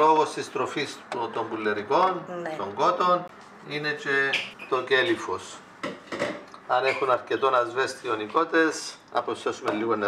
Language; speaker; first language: Greek; native; Greek